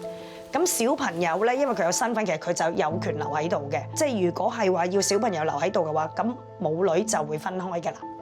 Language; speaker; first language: Cantonese; native; Cantonese